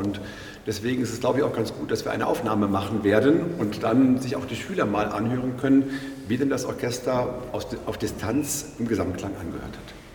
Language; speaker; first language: German; native; German